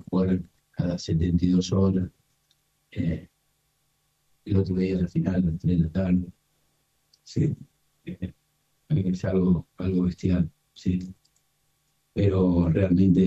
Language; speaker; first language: Spanish; native; Spanish